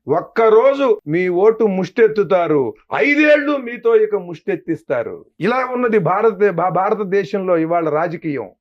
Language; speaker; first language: Telugu; native; Telugu